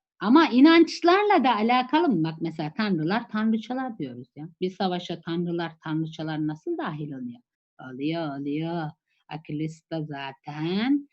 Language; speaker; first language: Turkish; native; Turkish